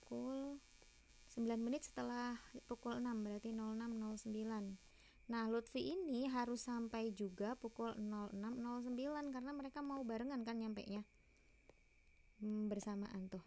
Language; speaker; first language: Indonesian; native; Indonesian